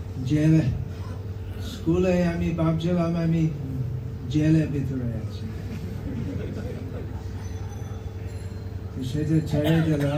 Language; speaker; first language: Bangla; non-native, fluent; English